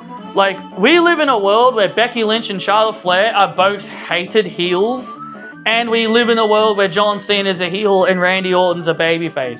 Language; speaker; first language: English; native; English